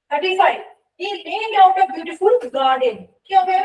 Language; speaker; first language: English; non-native, local second language; Bangla